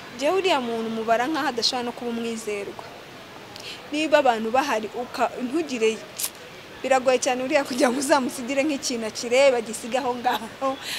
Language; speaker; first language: Kinyarwanda; early bilingual, heritage; Kinyarwanda